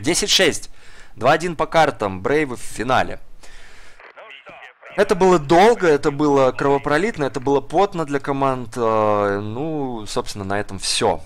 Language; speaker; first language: Russian; native; Russian